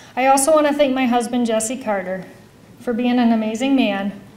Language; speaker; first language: English; native; English